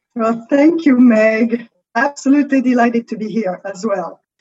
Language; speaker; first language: English; non-native, fluent; French